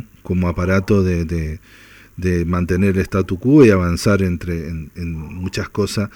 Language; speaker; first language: Spanish; native; Spanish